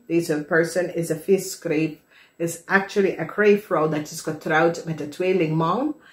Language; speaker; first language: Dutch; non-native, fluent; English